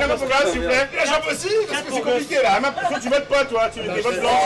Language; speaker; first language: French; native; French